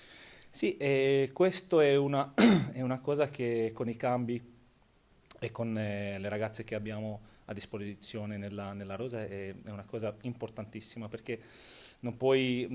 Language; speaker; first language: Italian; non-native, fluent; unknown